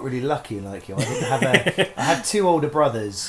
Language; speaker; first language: English; native; English